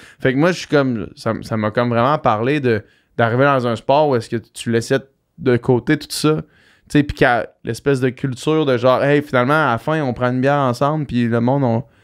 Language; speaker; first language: French; native; French